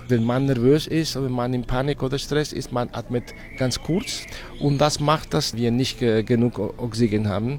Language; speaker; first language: German; non-native, fluent; Catalan